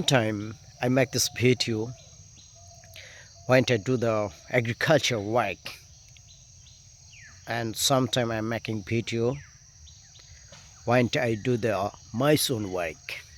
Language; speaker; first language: English; non-native, learner; Bangla